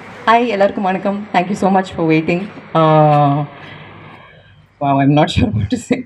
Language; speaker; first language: Tamil; non-native, learner; Kannada